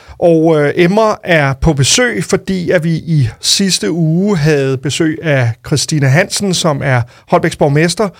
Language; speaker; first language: Danish; native; Danish